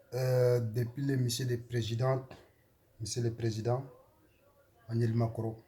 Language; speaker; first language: French; non-native, learner; Soninke